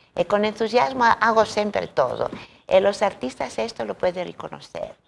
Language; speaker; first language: Spanish; non-native, fluent; Greek